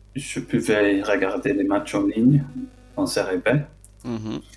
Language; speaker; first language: French; non-native, fluent; English